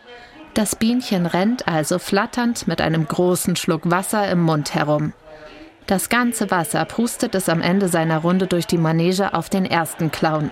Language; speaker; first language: German; native; German